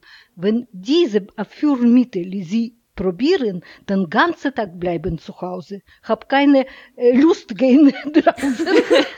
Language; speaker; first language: German; non-native, learner; Russian